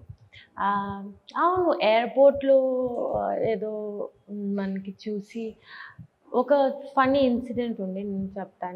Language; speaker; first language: Telugu; non-native, learner; Bangla